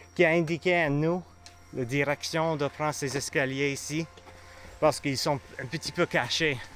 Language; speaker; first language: French; non-native, learner; English